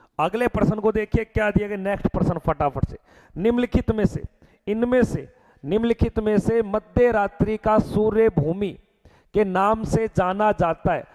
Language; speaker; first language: Hindi; native; Hindi